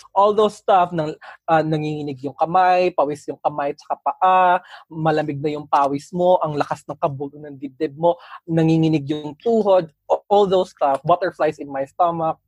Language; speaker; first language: English; non-native, local second language; Cebuano